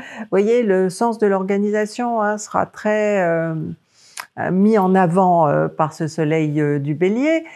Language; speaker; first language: French; native; French